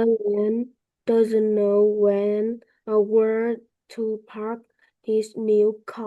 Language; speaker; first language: English; non-native, learner; Vietnamese